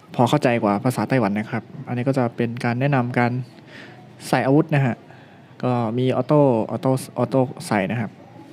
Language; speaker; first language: Thai; native; Thai